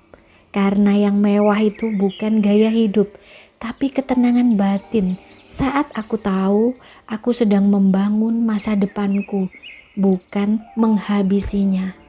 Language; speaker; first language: Indonesian; native; Indonesian